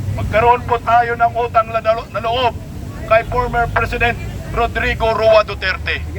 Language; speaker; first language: Filipino; non-native, local second language; Cebuano